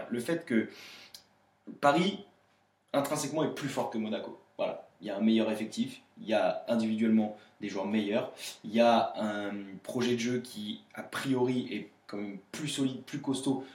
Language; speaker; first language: French; native; French